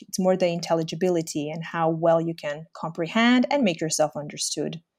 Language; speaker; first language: English; native; English